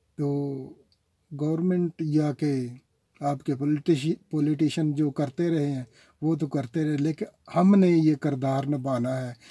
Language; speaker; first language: Urdu; non-native, local second language; Punjabi